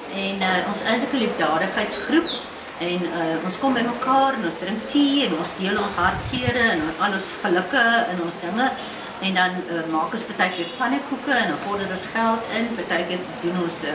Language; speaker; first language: Afrikaans; native; Afrikaans